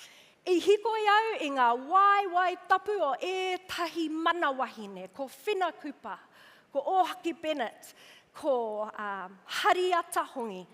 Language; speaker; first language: Māori; non-native, local second language; English